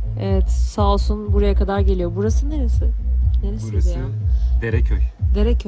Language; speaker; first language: Turkish; native; Turkish